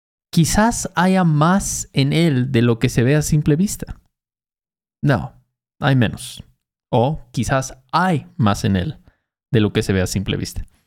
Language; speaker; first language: Spanish; native; Spanish